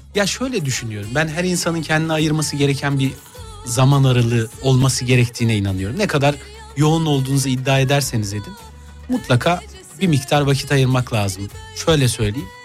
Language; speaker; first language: Turkish; native; Turkish